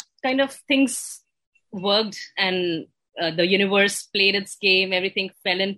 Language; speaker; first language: English; non-native, local second language; Hindi